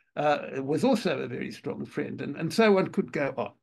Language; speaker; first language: English; native; English